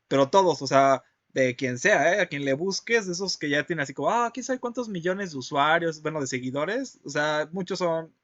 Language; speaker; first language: Spanish; native; Spanish